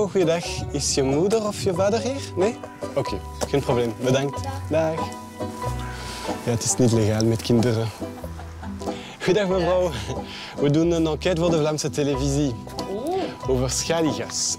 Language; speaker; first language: Dutch; non-native, local second language; French